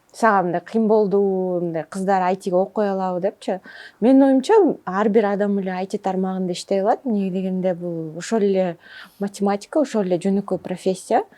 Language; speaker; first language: Kyrgyz; non-native, local second language; Russian